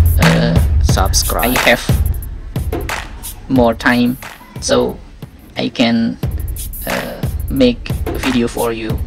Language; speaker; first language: English; non-native, learner; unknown